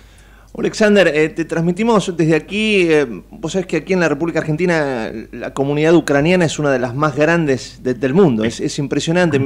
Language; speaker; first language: Spanish; native; Spanish